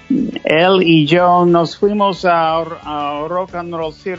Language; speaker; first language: Spanish; non-native, fluent; English